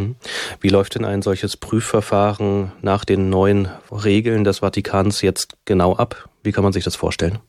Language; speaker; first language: German; native; German